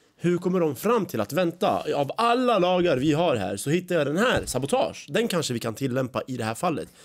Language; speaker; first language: Swedish; early bilingual, other home language; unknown